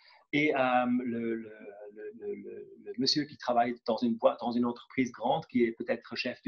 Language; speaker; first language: French; non-native, local second language; German